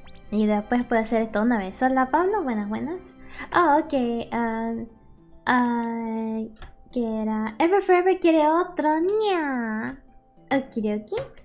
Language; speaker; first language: Spanish; early bilingual, other home language; English